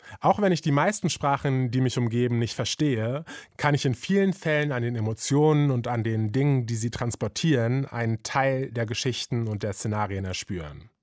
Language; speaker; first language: German; native; German